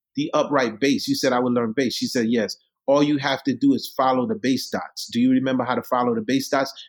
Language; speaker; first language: English; early bilingual, other home language; Haitian Creole